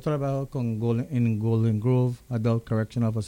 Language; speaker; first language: Spanish; non-native, local second language; English